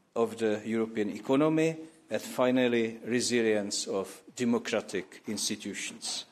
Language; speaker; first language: English; non-native, fluent; Czech